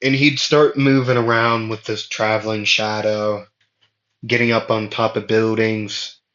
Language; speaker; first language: English; native; English